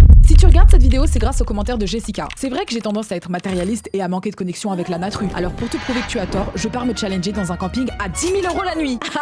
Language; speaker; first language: French; native; French